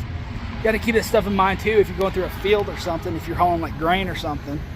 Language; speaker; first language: English; native; English